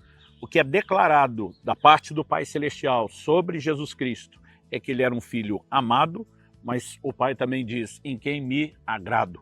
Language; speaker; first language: Portuguese; native; Portuguese